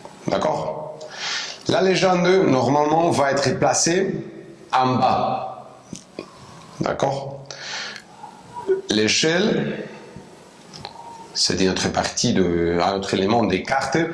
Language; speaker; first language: French; non-native, fluent; Spanish